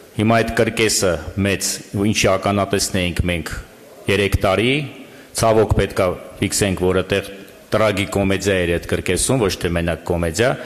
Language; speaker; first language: Armenian; native; Armenian